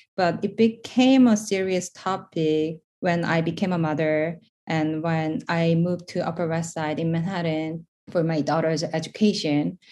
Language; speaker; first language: English; non-native, fluent; Korean